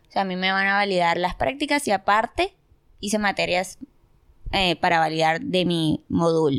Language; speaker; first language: Spanish; native; Spanish